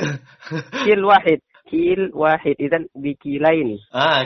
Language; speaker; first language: Arabic; non-native, learner; Indonesian